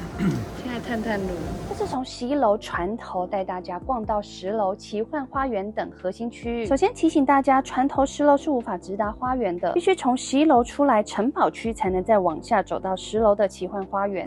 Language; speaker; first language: Chinese; native; Chinese